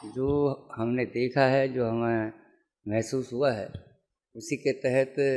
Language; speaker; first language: Hindi; native; Hindi